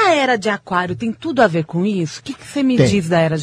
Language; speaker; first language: Portuguese; native; Portuguese